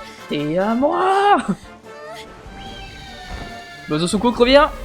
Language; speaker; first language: French; native; French